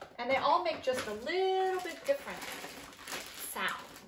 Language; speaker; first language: English; native; English